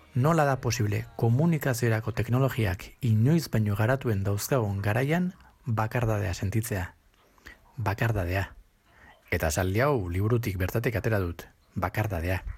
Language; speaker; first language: Basque; non-native, local second language; Spanish